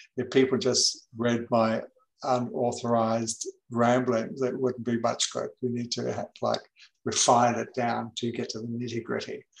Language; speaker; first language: English; native; English